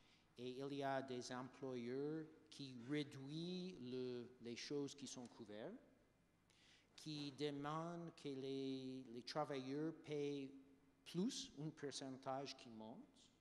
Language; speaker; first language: French; non-native, fluent; English